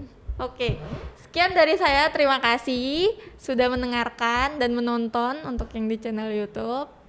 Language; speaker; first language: Indonesian; native; Indonesian